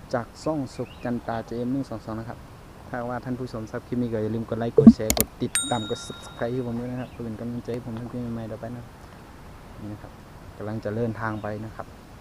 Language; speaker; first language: Thai; native; Thai